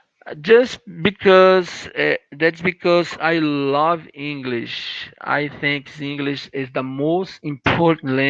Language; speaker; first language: English; non-native, learner; Portuguese